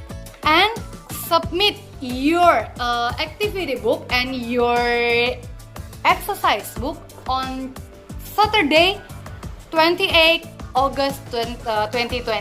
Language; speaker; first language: English; non-native, fluent; Indonesian